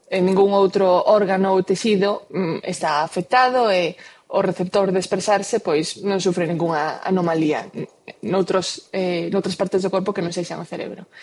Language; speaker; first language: Galician; non-native, local second language; Spanish